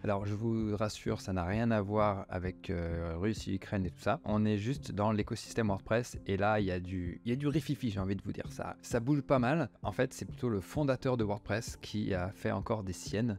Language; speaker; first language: French; native; French